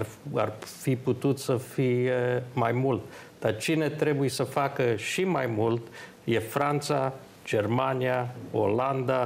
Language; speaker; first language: Romanian; early bilingual, heritage; Romanian